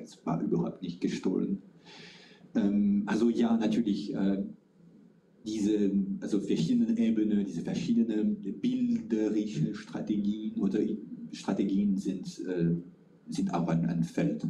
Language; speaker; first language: German; non-native, fluent; French